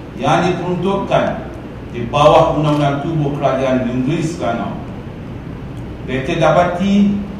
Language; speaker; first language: Malay; native; Malay